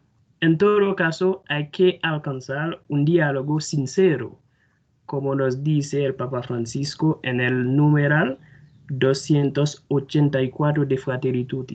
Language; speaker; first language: Spanish; non-native, fluent; Haitian Creole